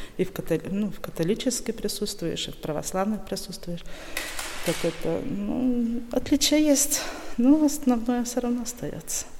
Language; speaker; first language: Russian; native; Russian